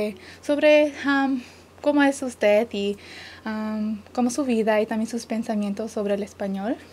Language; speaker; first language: Spanish; early bilingual, other home language; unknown